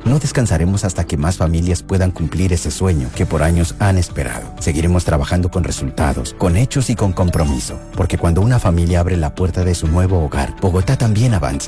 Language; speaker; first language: Spanish; native; Spanish